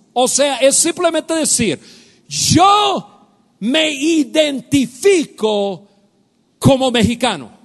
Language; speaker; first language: Spanish; non-native, fluent; English